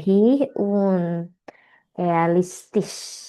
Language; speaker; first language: German; non-native, learner; Indonesian